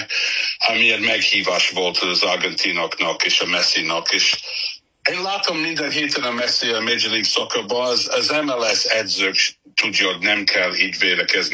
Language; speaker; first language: Hungarian; non-native, fluent; English